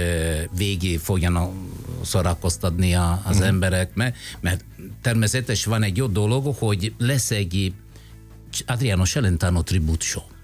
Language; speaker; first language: Hungarian; non-native, fluent; Italian